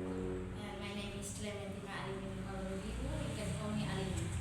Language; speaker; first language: English; non-native, learner; Indonesian